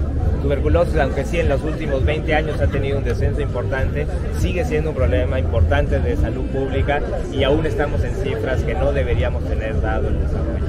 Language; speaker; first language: Spanish; native; Spanish